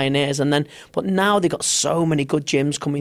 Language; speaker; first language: English; native; English